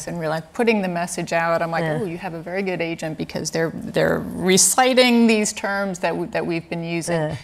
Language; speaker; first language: English; native; English